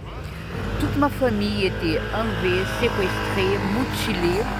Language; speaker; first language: French; non-native, fluent; Portuguese